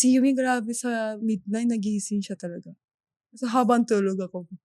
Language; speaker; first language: Filipino; non-native, learner; Japanese